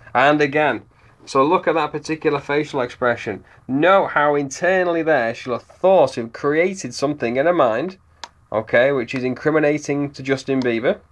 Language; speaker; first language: English; native; English